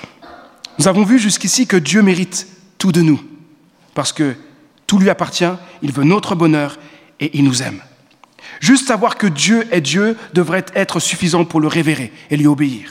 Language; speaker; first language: French; native; French